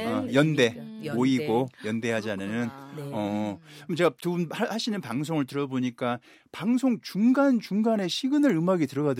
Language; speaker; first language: Korean; native; Korean